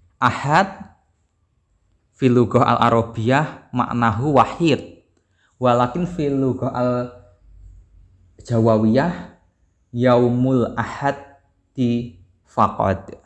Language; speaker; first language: Arabic; non-native, learner; Javanese